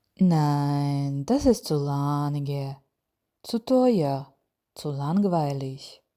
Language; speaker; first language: German; non-native, fluent; Ukrainian